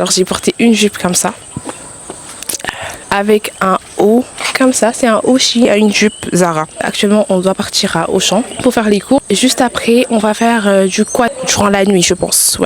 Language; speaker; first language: French; non-native, local second language; Wolof